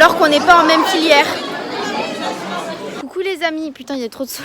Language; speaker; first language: French; native; French